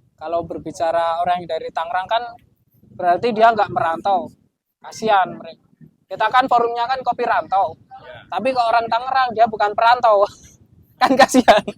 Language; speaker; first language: Indonesian; non-native, local second language; Sundanese